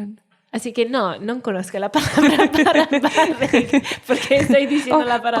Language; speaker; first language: Spanish; non-native, learner; Welsh